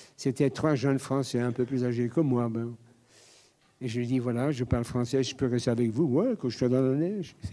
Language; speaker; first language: French; native; French